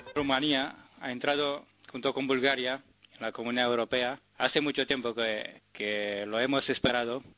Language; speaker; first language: Spanish; non-native, fluent; Romanian